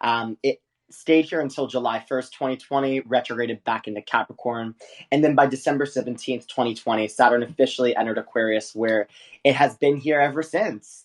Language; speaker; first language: English; native; English